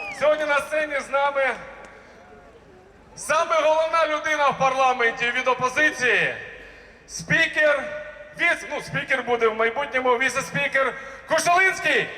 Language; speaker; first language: Ukrainian; native; Ukrainian